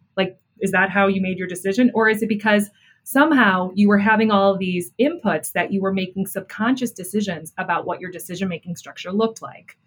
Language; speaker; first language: English; native; English